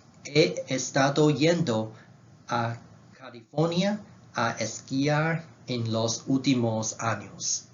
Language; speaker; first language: Spanish; non-native, learner; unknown